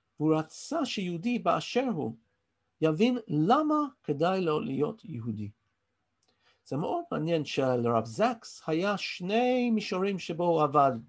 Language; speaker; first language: Hebrew; non-native, fluent; English